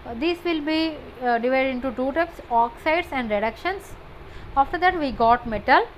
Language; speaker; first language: English; non-native, local second language; Telugu